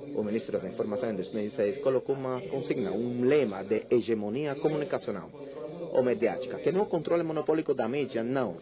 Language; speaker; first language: Portuguese; non-native, fluent; Spanish